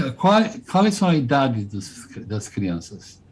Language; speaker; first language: Portuguese; non-native, fluent; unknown